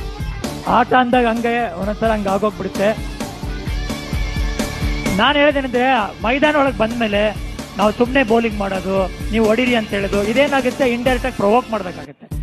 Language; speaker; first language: Kannada; native; Kannada